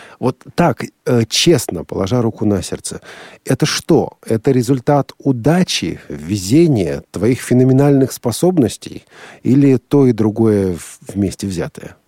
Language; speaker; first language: Russian; non-native, learner; Bosnian